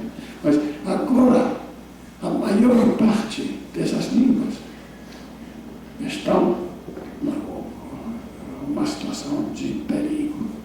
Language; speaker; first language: Portuguese; non-native, fluent; English